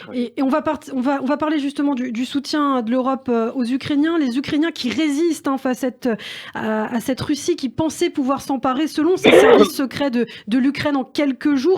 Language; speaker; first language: French; native; French